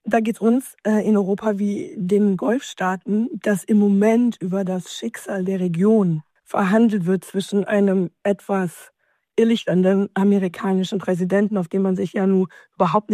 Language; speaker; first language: German; native; German